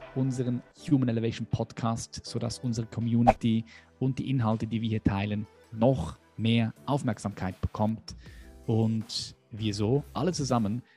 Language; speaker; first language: German; native; German